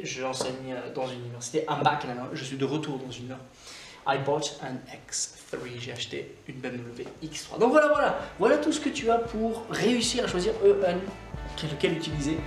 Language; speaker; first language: French; non-native, fluent; English